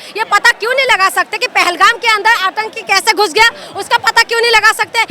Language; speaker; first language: Hindi; non-native, local second language; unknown